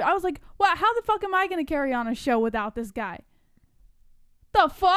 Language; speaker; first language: English; native; English